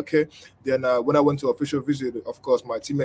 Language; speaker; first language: English; non-native, local second language; Igbo